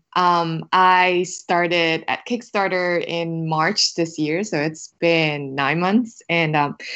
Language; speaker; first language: English; non-native, fluent; Vietnamese